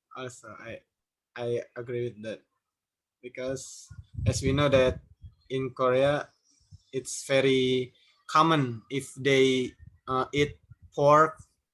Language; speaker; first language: English; non-native, learner; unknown